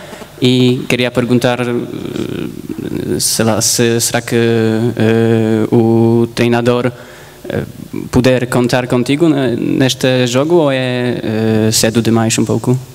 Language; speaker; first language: Portuguese; non-native, learner; Polish